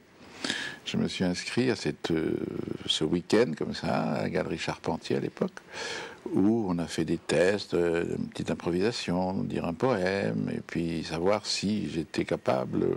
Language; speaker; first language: French; native; French